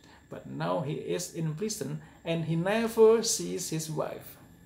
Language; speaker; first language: English; non-native, fluent; Indonesian